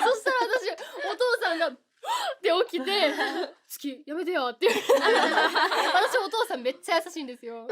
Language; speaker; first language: Japanese; native; Japanese